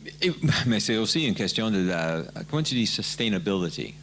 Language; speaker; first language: French; non-native, learner; English